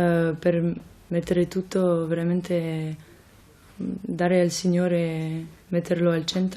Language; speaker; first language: Italian; non-native, fluent; French